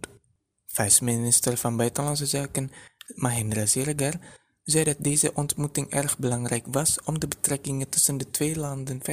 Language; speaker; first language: Dutch; non-native, fluent; Indonesian